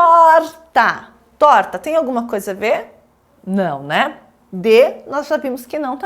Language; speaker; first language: Portuguese; native; Portuguese